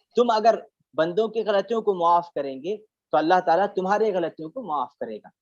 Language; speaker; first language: Urdu; native; Urdu